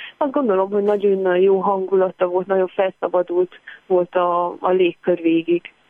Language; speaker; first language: Hungarian; native; Hungarian